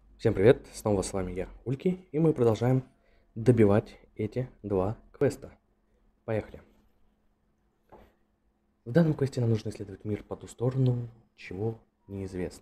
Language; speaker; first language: Russian; native; Russian